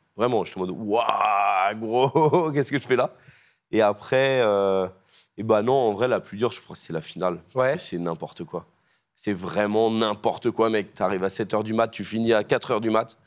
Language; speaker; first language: French; native; French